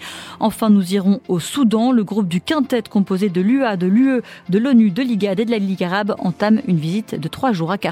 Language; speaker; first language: French; native; French